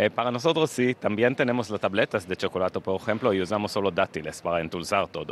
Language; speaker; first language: Spanish; non-native, learner; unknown